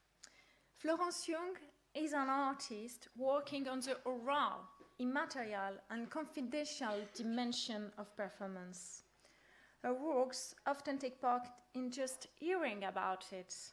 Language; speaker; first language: English; non-native, fluent; French